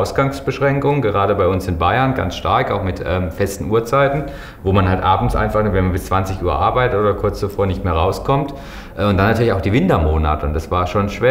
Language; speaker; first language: German; native; German